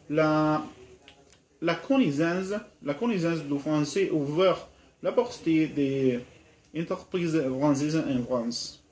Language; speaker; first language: French; non-native, learner; Spanish